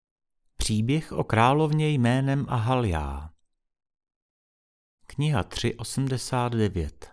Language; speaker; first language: Czech; native; Czech